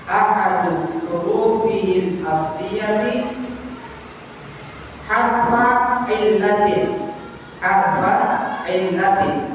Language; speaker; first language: Arabic; non-native, fluent; Indonesian